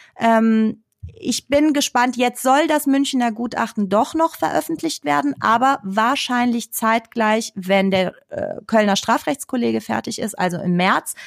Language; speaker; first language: German; early bilingual, other home language; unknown